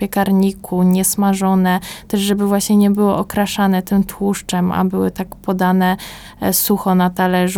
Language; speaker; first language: Polish; native; Polish